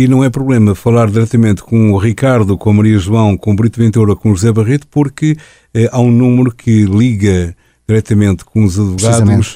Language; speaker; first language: Portuguese; native; Portuguese